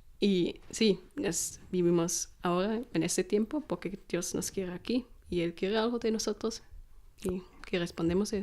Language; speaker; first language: Spanish; non-native, fluent; German